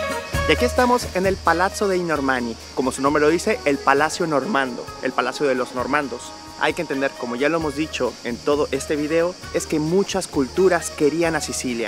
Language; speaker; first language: Spanish; native; Spanish